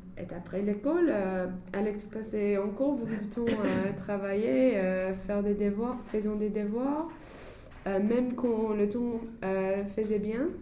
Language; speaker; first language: French; non-native, learner; English